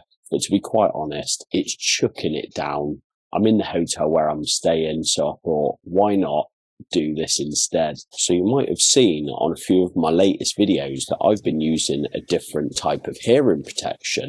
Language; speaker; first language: English; native; English